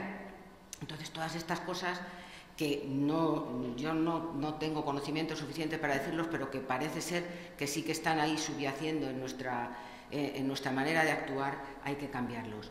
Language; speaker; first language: Spanish; native; Spanish